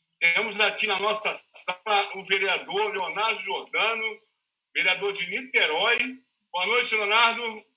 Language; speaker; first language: Portuguese; native; Portuguese